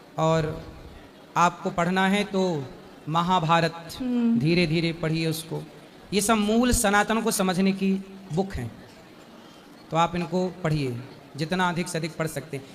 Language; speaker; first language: Hindi; native; Hindi